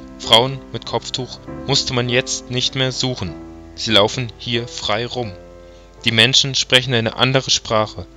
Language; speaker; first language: German; native; German